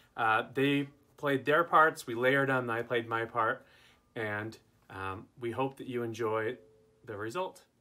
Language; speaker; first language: English; native; English